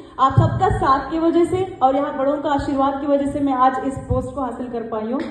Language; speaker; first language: Hindi; non-native, local second language; Kannada